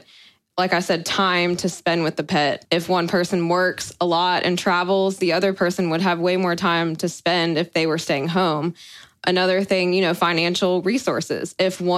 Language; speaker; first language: English; native; English